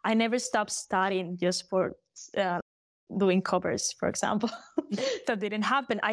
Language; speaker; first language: English; non-native, fluent; Galician